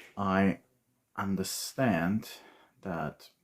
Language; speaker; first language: English; non-native, fluent; Armenian